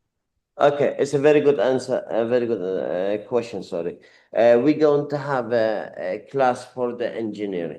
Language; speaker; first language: English; non-native, learner; Arabic